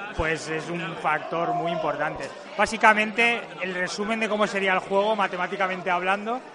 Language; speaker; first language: Spanish; non-native, local second language; Catalan